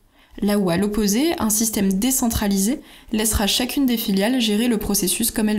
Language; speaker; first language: French; native; French